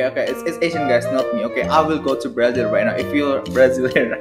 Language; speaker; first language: English; non-native, learner; Indonesian